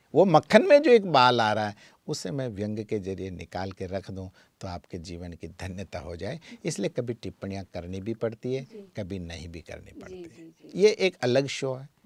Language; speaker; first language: Hindi; native; Hindi